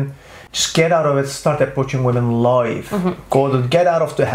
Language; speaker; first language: English; non-native, fluent; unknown